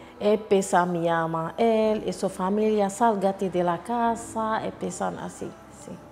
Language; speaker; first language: Spanish; non-native, learner; Arabic